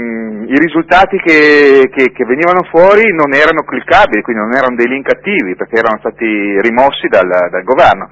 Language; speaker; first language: Italian; native; Italian